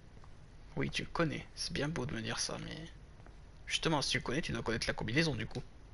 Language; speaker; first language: French; native; French